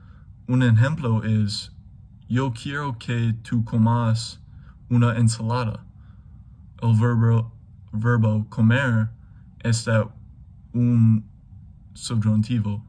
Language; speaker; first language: Spanish; non-native, learner; English